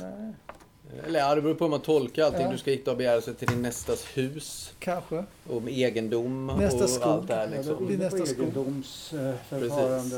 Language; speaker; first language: Swedish; native; Swedish